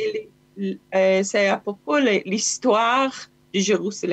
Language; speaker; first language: French; non-native, learner; Hebrew